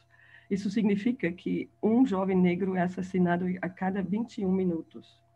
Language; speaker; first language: Portuguese; non-native, fluent; German